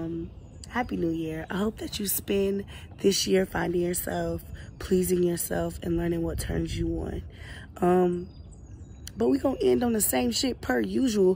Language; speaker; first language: English; native; English